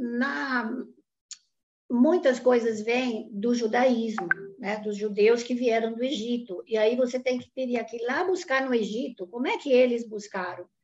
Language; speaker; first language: Portuguese; non-native, fluent; Italian